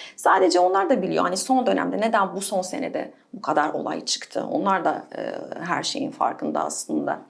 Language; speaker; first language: Turkish; non-native, fluent; Arabic